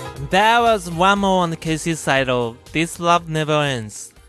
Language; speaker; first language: English; non-native, fluent; Japanese